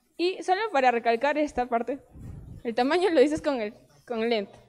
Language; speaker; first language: Spanish; native; Spanish